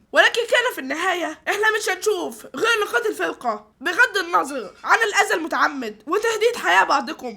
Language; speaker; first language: Arabic; native; Arabic